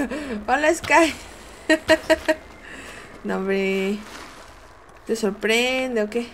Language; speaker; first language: Spanish; native; Spanish